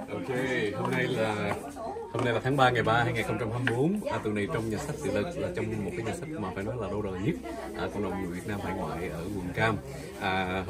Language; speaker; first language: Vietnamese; early bilingual, heritage; Vietnamese